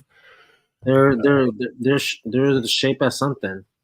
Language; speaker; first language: English; native; English